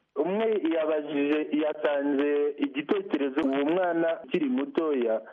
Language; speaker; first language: Kinyarwanda; native; Kinyarwanda